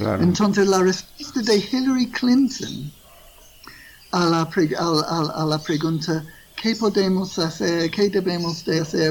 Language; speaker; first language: Spanish; non-native, fluent; English